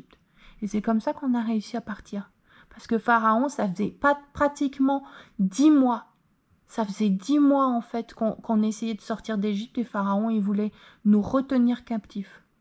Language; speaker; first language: French; native; French